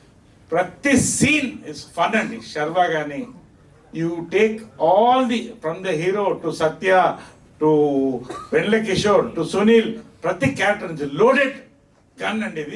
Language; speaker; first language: Telugu; native; Telugu